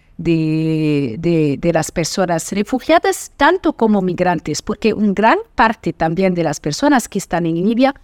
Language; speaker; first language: Spanish; non-native, fluent; Portuguese